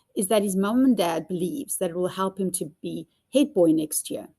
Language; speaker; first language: English; non-native, local second language; Afrikaans